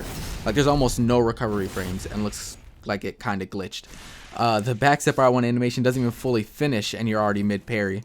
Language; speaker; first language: English; native; English